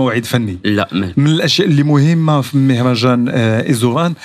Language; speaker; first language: Arabic; native; Arabic